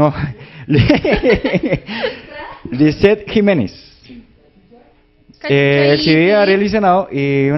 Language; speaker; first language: Spanish; native; Spanish